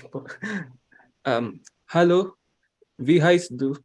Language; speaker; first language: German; non-native, learner; Filipino